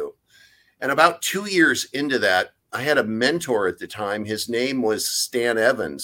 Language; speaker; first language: English; native; English